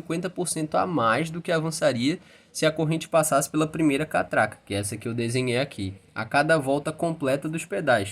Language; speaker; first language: Portuguese; native; Portuguese